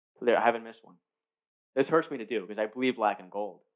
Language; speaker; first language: English; native; English